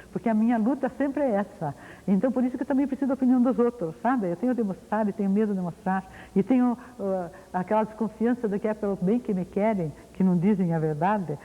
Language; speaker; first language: Portuguese; early bilingual, other home language; Ukrainian